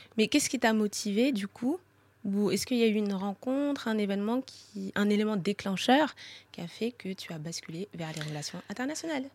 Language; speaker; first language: French; native; French